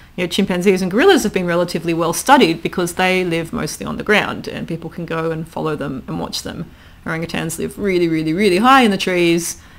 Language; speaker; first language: English; native; English